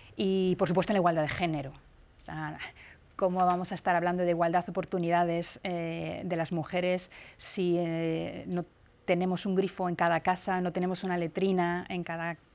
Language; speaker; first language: Spanish; native; Spanish